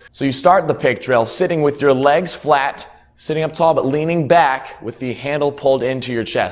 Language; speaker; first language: English; native; English